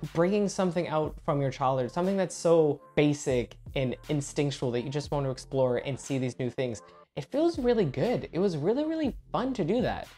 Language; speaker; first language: English; native; English